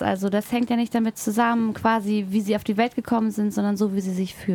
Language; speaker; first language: German; native; German